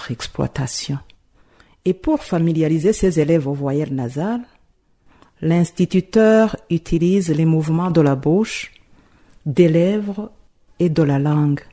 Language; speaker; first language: French; non-native, local second language; Rundi